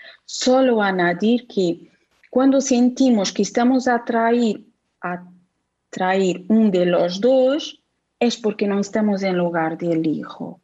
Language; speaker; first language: Spanish; non-native, fluent; Portuguese